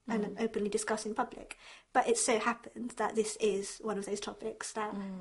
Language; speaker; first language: English; early bilingual, other home language; Japanese